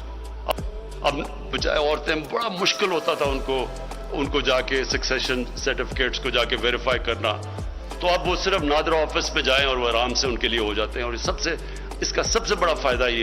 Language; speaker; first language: Urdu; native; Urdu